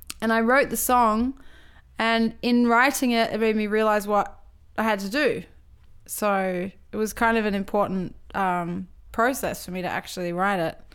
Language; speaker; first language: English; native; English